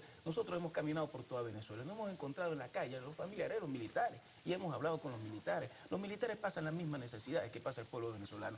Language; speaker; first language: Spanish; native; Spanish